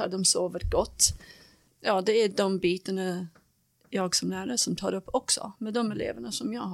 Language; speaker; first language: Swedish; non-native, fluent; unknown